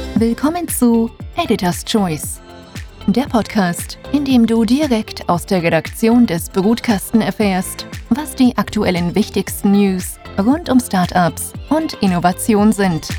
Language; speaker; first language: German; native; German